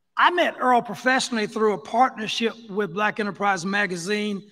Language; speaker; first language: English; native; English